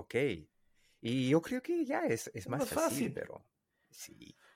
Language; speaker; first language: Spanish; non-native, learner; English